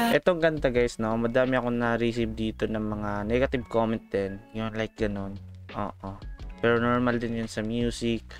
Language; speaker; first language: Filipino; non-native, local second language; Cebuano